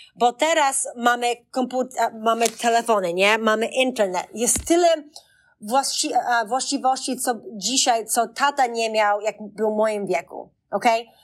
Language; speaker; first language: Polish; early bilingual, heritage; Polish